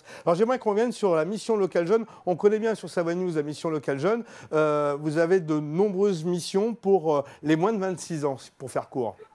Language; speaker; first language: French; native; French